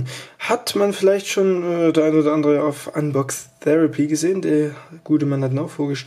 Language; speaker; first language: German; native; German